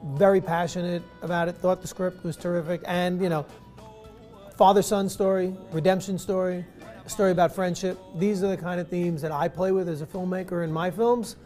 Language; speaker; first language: English; native; English